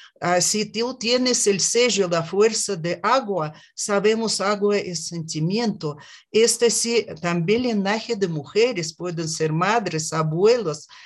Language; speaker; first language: Spanish; non-native, learner; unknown